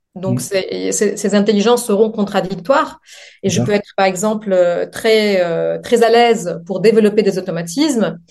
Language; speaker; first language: French; non-native, local second language; Arabic